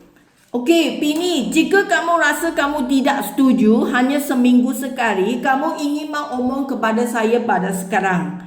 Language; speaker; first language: Indonesian; non-native, learner; Filipino